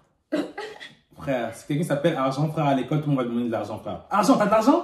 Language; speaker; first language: French; native; French